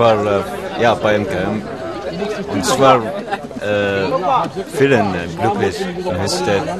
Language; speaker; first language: German; non-native, learner; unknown